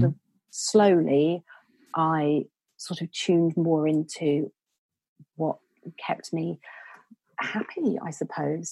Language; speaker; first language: English; native; English